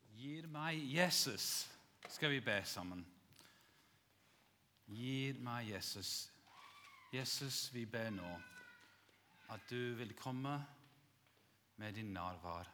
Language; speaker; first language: Norwegian; non-native, fluent; English